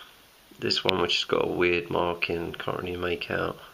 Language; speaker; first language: English; native; English